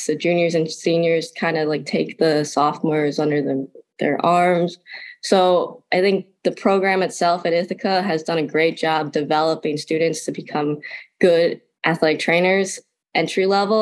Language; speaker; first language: English; native; English